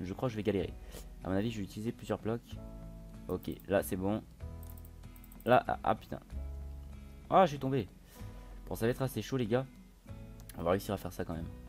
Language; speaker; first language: French; native; French